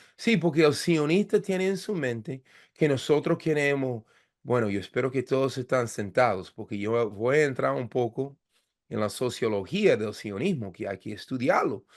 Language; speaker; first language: Spanish; non-native, fluent; English